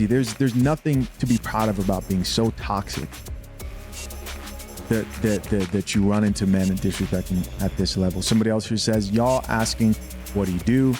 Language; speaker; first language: English; native; English